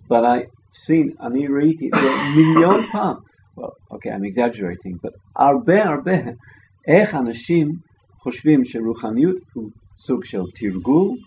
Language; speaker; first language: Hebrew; non-native, fluent; English